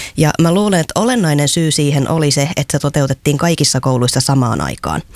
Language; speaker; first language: Finnish; native; Finnish